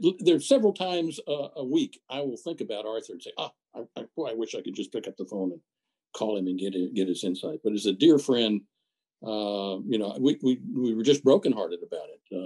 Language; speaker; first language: English; native; English